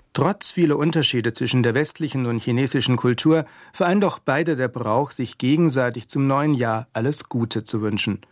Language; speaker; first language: German; native; German